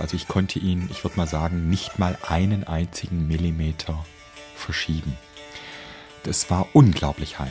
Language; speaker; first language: German; native; German